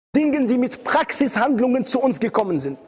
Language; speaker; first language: German; non-native, fluent; Arabic